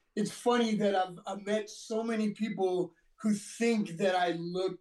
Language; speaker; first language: English; native; English